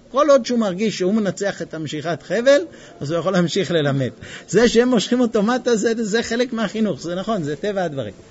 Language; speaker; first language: Hebrew; non-native, fluent; English